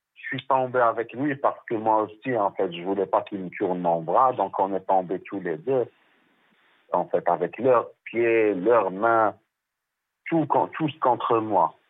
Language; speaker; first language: French; non-native, local second language; Arabic